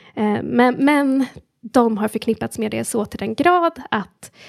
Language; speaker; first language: Swedish; early bilingual, other home language; Amharic